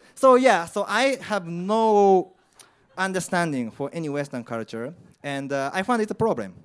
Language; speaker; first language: English; non-native, learner; Japanese